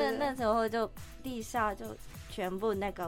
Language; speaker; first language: Chinese; non-native, fluent; Japanese